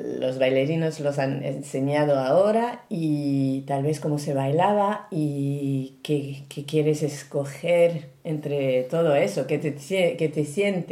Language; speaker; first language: Spanish; non-native, learner; French